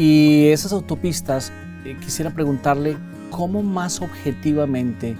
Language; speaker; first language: Spanish; native; Spanish